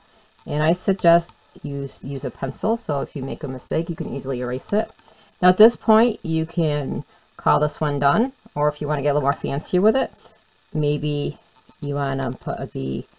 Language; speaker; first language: English; native; English